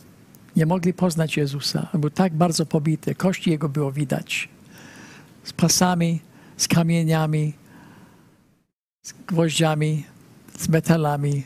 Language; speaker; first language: Polish; early bilingual, heritage; Polish